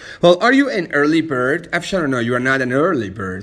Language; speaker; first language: English; non-native, fluent; Persian